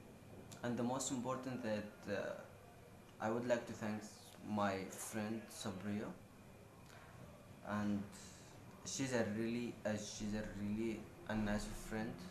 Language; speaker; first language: English; non-native, fluent; Arabic